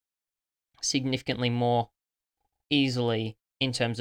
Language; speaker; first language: English; native; English